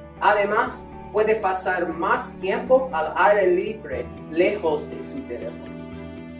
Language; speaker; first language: Spanish; non-native, learner; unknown